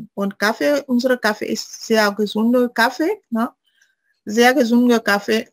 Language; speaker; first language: German; non-native, fluent; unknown